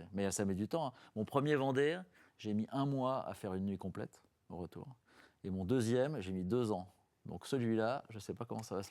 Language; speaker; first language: French; native; French